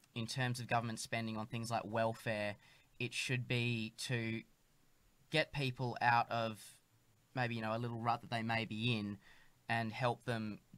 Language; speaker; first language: English; native; English